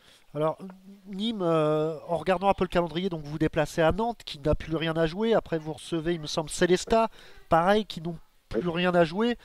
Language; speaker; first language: French; native; French